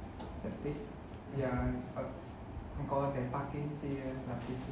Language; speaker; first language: French; non-native, learner; Khmer